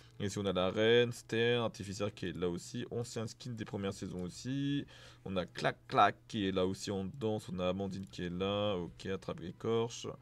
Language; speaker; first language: French; native; French